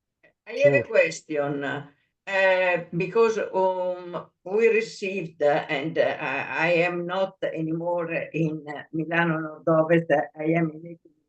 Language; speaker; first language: English; non-native, fluent; Italian